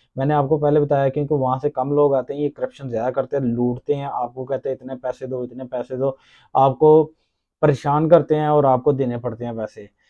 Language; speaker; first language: Urdu; non-native, local second language; Punjabi